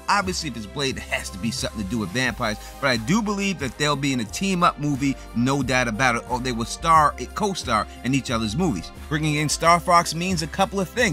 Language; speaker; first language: English; native; English